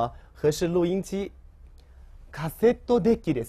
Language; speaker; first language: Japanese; non-native, fluent; Chinese